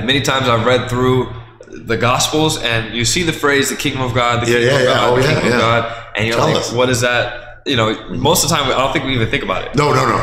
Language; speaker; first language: English; native; English